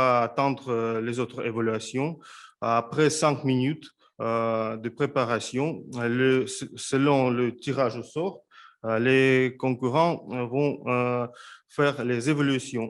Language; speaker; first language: French; non-native, fluent; Russian